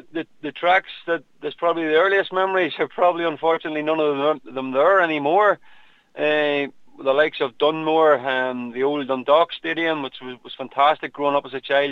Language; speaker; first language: English; native; English